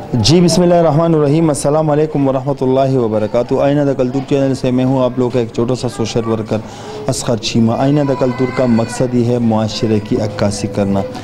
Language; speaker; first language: Urdu; non-native, local second language; Punjabi